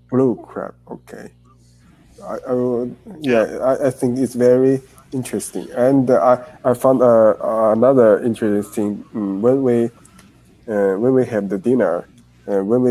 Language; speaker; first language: English; non-native, learner; Chinese